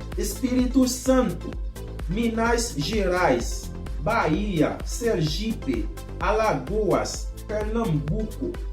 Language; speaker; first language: Portuguese; non-native, fluent; Haitian Creole